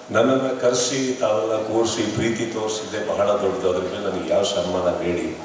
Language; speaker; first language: Kannada; native; Kannada